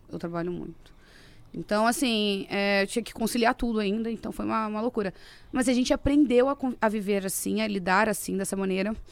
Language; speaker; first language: Portuguese; native; Portuguese